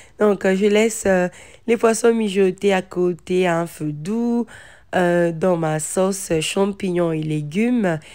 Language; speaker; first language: French; non-native, local second language; Lingala